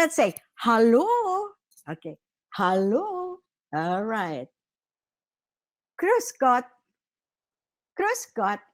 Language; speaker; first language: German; non-native, fluent; Filipino